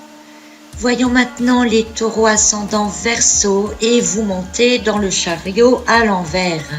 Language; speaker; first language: French; native; French